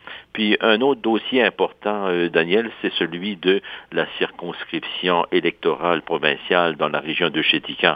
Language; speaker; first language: French; native; French